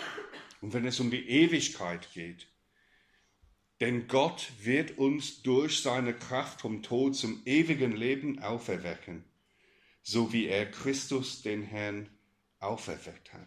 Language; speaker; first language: German; non-native, fluent; English